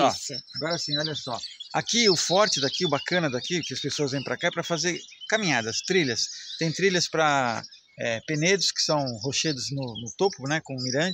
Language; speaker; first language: Portuguese; native; Portuguese